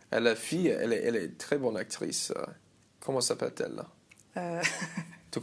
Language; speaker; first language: French; non-native, learner; English